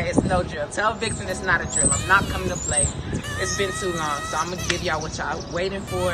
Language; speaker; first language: English; native; English